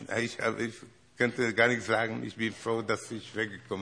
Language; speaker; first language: German; non-native, learner; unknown